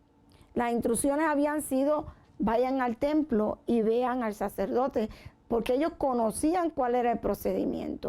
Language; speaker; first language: Spanish; native; Spanish